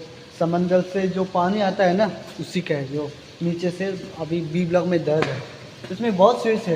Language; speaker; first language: Hindi; non-native, local second language; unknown